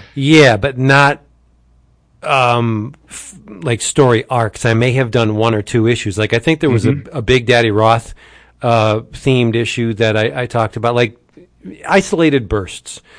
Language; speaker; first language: English; early bilingual, other home language; Italian